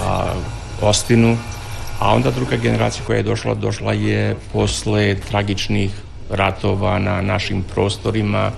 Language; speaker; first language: Serbian; native; Serbian